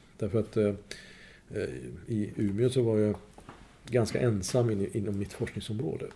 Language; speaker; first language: Swedish; non-native, fluent; Persian